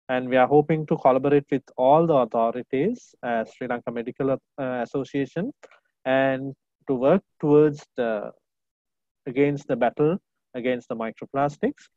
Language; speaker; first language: English; non-native, local second language; Sinhala